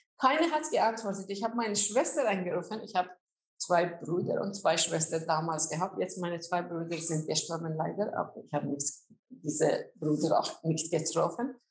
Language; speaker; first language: German; non-native, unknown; Azerbaijani